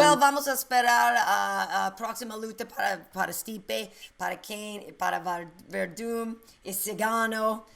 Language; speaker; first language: Portuguese; non-native, learner; English